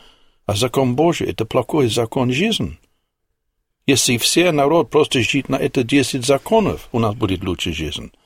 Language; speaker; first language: Russian; non-native, learner; English